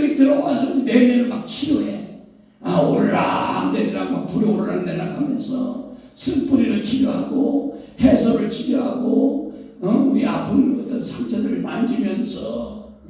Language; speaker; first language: Korean; native; Korean